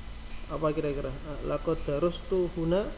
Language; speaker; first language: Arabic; non-native, fluent; Indonesian